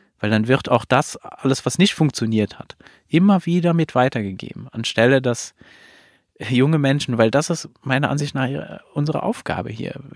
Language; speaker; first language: German; non-native, fluent; Luxembourgish